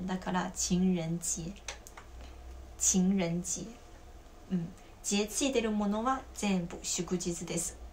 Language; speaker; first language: Japanese; non-native, fluent; Chinese